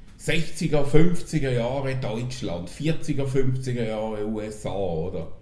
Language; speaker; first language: German; native; German